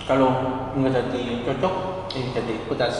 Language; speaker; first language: Indonesian; non-native, learner; Korean